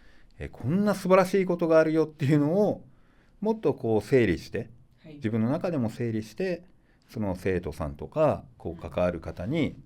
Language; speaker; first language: Japanese; native; Japanese